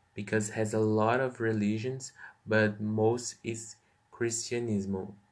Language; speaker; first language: Portuguese; non-native, fluent; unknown